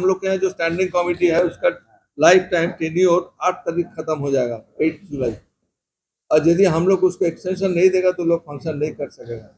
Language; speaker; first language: Hindi; non-native, local second language; Bangla